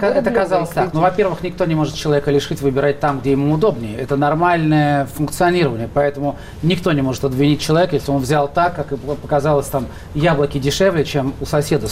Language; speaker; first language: Russian; native; Russian